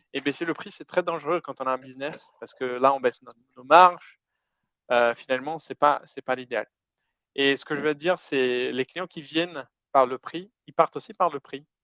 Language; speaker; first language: French; non-native, fluent; Portuguese